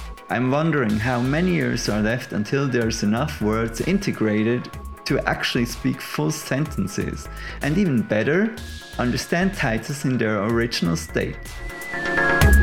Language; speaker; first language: English; non-native, fluent; German